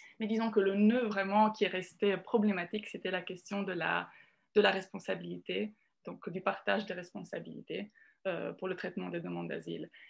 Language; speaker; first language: French; non-native, fluent; Italian